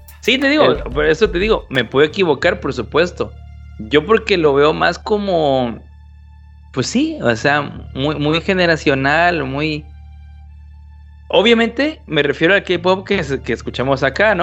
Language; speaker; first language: Spanish; native; Spanish